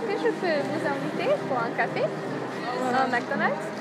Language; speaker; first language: French; non-native, learner; Hungarian